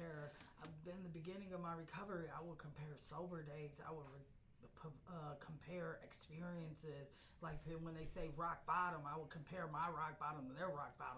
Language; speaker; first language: English; native; English